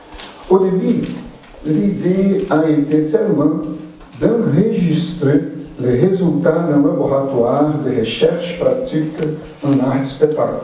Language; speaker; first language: French; non-native, fluent; Portuguese